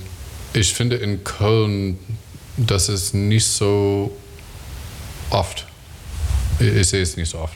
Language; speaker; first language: German; non-native, learner; English